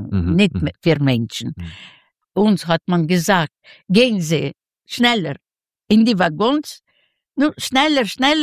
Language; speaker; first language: German; non-native, learner; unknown